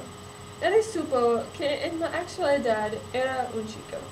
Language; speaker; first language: Spanish; non-native, learner; English